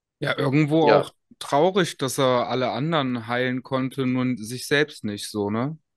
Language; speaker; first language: German; native; German